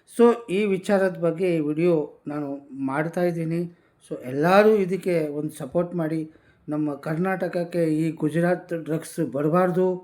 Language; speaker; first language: Kannada; non-native, local second language; Gujarati